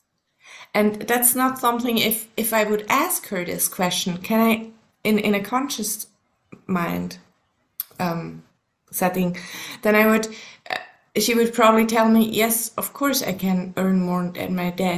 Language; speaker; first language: English; non-native, fluent; German